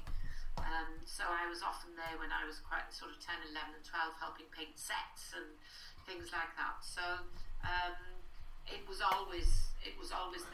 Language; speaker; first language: English; native; English